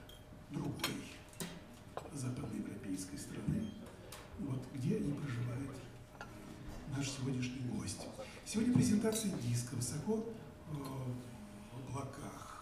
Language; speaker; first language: Russian; native; Russian